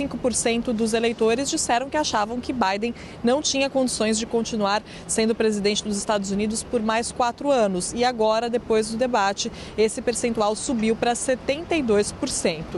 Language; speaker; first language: Portuguese; native; Portuguese